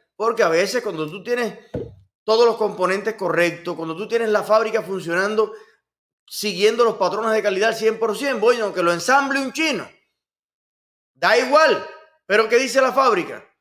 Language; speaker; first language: Spanish; native; Spanish